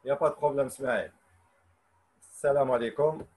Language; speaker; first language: French; non-native, local second language; Arabic